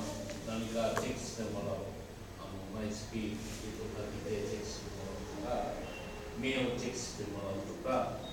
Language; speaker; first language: Japanese; non-native, learner; Bangla